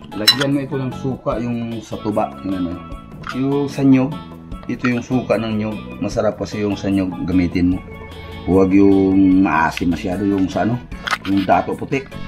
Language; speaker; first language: Filipino; non-native, local second language; Cebuano